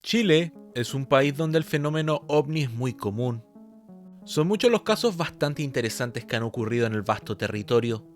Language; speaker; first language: Spanish; native; Spanish